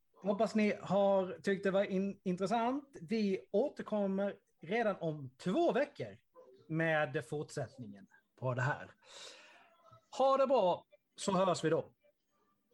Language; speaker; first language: Swedish; native; Swedish